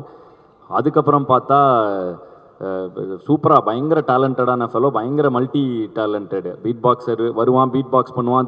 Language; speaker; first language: Tamil; native; Tamil